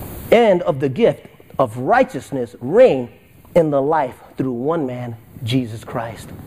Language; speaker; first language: English; native; English